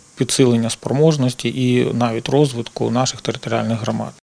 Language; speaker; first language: Ukrainian; native; Ukrainian